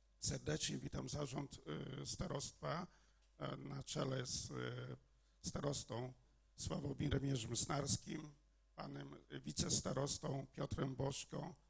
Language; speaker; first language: Polish; native; Polish